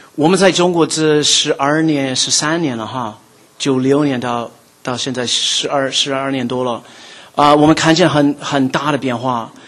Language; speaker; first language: Chinese; non-native, fluent; English